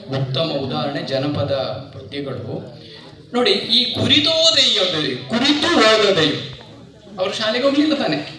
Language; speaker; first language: Kannada; non-native, local second language; Malayalam